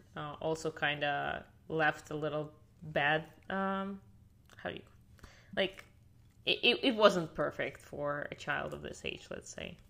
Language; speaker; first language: English; non-native, fluent; Russian